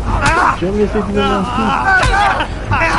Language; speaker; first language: French; native; French